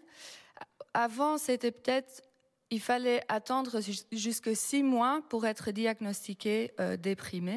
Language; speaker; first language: French; non-native, fluent; Dutch